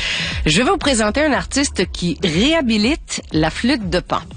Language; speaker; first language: French; native; French